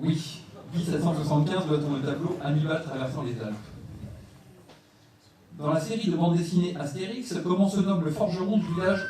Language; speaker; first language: French; native; French